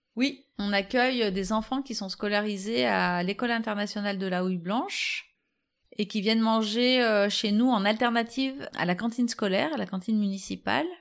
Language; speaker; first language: French; native; French